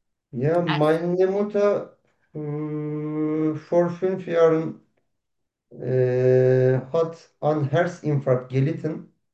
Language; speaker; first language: German; non-native, learner; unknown